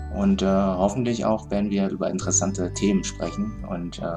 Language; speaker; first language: German; native; German